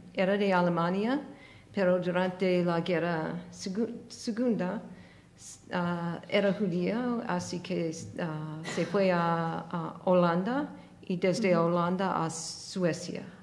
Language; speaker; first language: Spanish; non-native, fluent; English